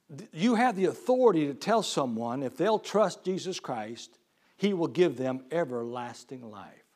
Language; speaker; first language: English; native; English